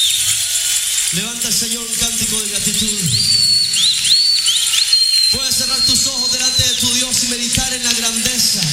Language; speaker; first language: Spanish; native; Spanish